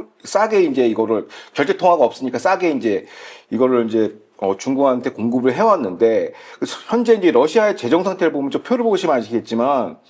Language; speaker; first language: Korean; native; Korean